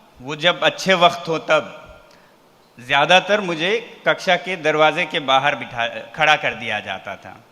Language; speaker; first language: Hindi; non-native, local second language; Ladakhi